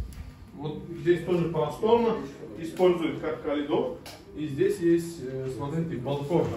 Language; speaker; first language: Russian; non-native, fluent; Turkish